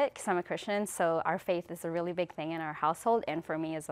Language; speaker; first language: English; non-native, local second language; Filipino